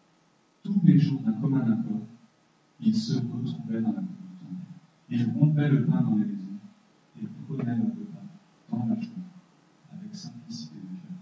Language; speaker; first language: French; native; French